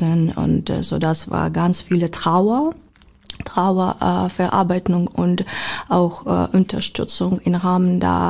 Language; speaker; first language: German; non-native, learner; Ukrainian